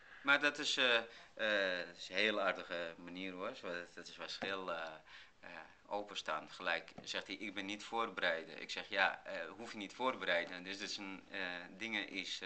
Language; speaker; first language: Dutch; non-native, learner; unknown